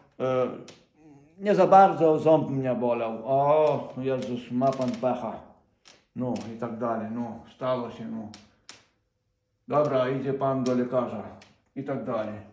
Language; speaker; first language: Polish; non-native, fluent; Ukrainian